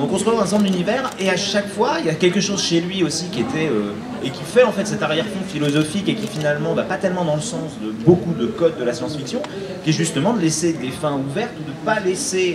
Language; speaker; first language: French; native; French